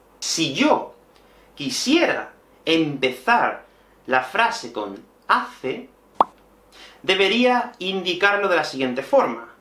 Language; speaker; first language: Spanish; native; Spanish